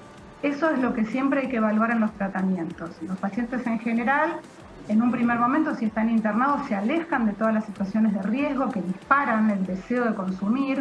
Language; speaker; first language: Spanish; native; Spanish